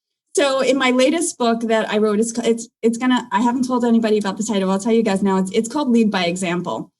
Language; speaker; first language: English; native; English